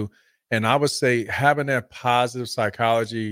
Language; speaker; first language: English; native; English